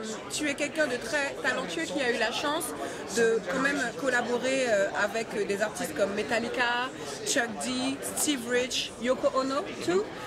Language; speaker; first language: French; native; French